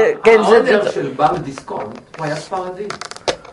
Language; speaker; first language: Hebrew; non-native, fluent; English